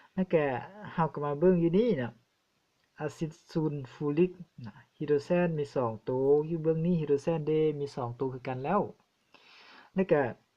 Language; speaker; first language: Lao; non-native, local second language; Hmong